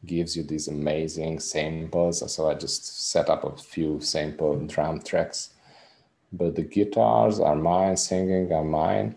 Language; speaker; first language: English; non-native, fluent; Hungarian